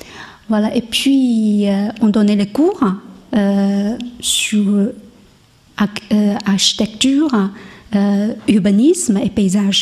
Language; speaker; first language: French; non-native, learner; Chinese